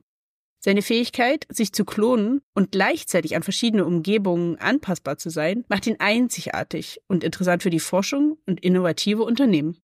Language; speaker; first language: German; native; German